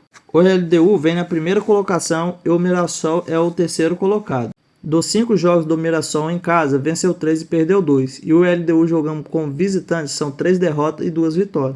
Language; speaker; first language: Portuguese; native; Portuguese